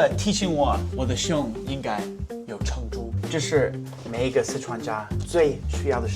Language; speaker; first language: Chinese; non-native, fluent; English